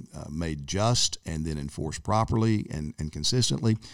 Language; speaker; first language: English; native; English